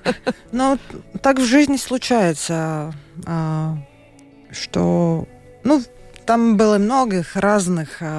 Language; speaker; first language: Russian; non-native, local second language; Latvian